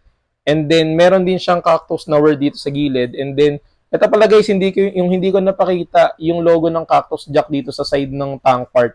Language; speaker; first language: Filipino; native; Filipino